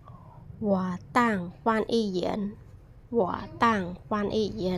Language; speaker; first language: Chinese; non-native, fluent; Khmer